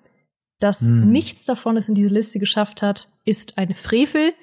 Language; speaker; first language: German; native; German